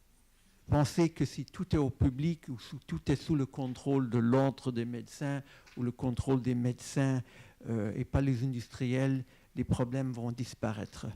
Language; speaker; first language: French; non-native, fluent; English